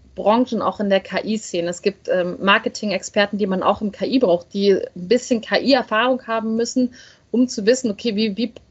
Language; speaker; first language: German; native; German